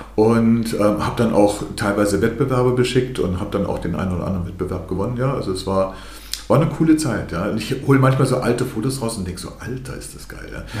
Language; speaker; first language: German; early bilingual, other home language; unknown